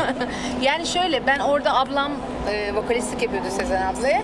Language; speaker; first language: Turkish; native; Turkish